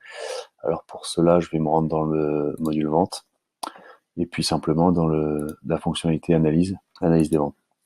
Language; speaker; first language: French; native; French